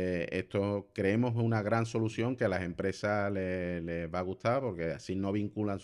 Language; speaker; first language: Spanish; native; Spanish